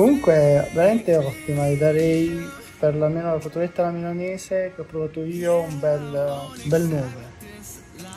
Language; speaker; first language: Italian; native; Italian